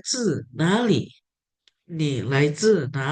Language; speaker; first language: Chinese; non-native, learner; Indonesian